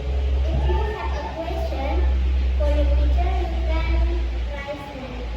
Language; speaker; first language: English; non-native, learner; Indonesian